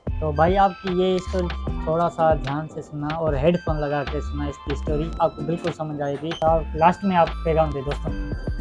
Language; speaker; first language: Urdu; non-native, local second language; Sindhi